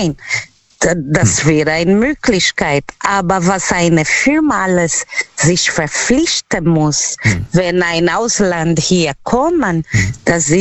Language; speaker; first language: German; non-native, learner; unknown